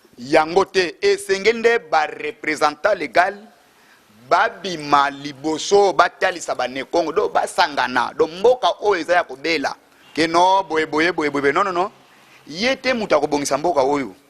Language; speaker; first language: Lingala; non-native, local second language; Kongo